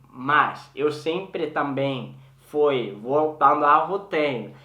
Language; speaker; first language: Portuguese; non-native, learner; Swedish